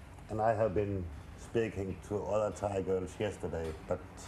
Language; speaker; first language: English; non-native, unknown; Danish